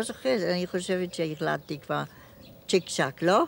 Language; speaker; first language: Hebrew; non-native, fluent; German